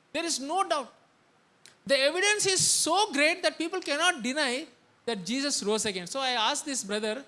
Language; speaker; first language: English; non-native, local second language; Telugu